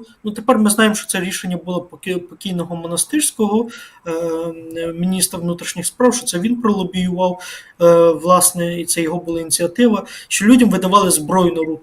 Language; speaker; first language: Ukrainian; native; Ukrainian